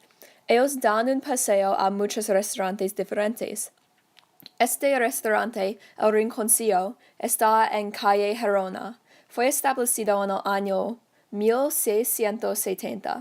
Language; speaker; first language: Spanish; non-native, learner; English